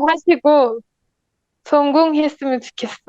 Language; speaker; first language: Korean; non-native, learner; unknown